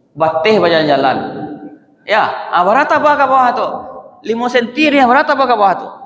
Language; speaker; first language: Malay; non-native, local second language; Minangkabau